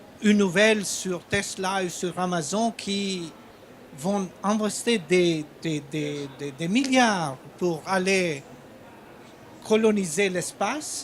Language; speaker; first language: French; non-native, fluent; Albanian